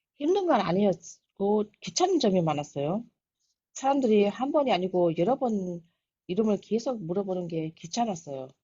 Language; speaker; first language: Korean; early bilingual, heritage; Korean